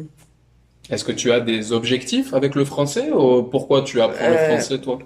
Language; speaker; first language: French; native; French